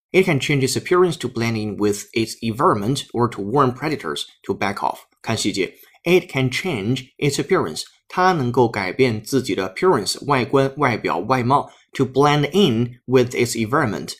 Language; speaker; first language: English; non-native, fluent; Chinese